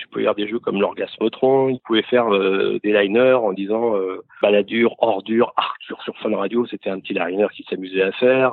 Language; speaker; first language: French; native; French